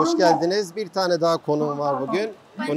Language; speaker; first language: Turkish; native; Turkish